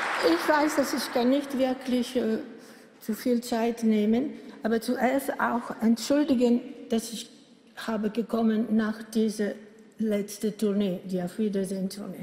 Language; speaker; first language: German; non-native, learner; Greek